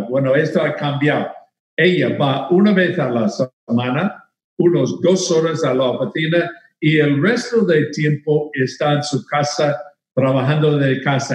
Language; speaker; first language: Spanish; non-native, fluent; English